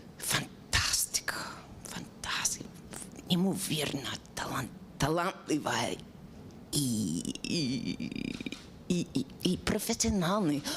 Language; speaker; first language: Ukrainian; non-native, learner; English